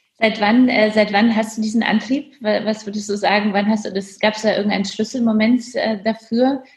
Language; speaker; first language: German; non-native, fluent; Polish